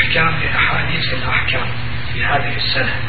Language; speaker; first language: Arabic; non-native, fluent; Turkish